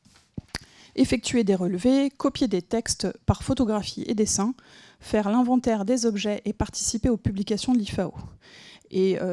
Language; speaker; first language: French; native; French